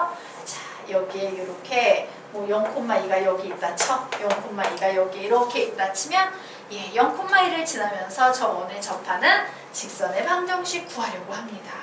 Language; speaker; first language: Korean; native; Korean